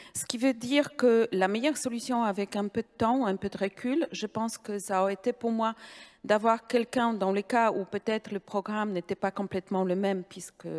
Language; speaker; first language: French; non-native, fluent; Polish